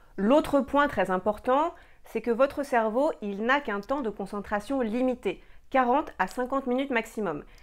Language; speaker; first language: French; native; French